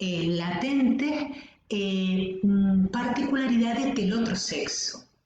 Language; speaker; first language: Spanish; native; Spanish